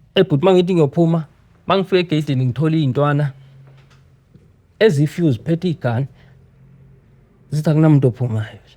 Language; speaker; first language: Zulu; native; Zulu